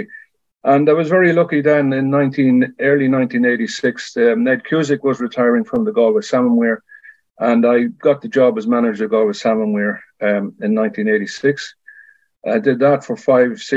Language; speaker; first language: English; native; English